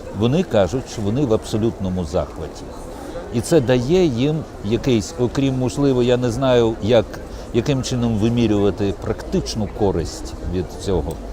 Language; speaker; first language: Ukrainian; non-native, local second language; Russian